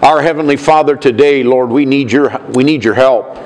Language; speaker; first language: English; native; English